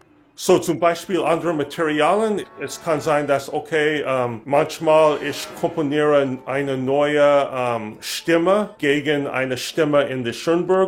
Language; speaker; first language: German; non-native, learner; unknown